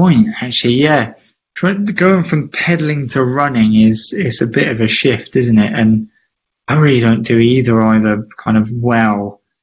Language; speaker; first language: English; native; English